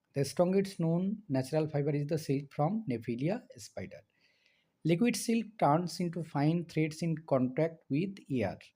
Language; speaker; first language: English; non-native, local second language; Bangla